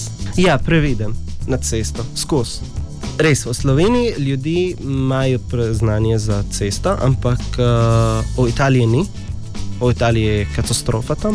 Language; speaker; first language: Slovenian; non-native, learner; Arabic